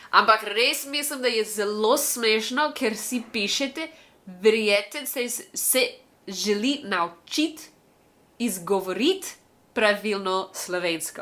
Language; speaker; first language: Slovenian; non-native, learner; English